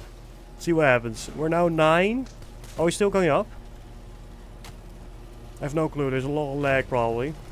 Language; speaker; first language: English; non-native, fluent; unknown